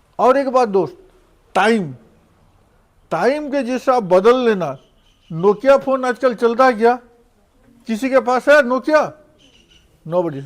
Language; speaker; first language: Hindi; non-native, local second language; Odia